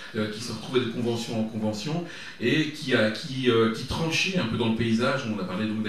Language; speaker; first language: French; native; French